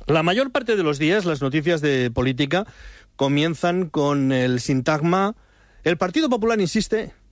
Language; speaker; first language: Spanish; native; Spanish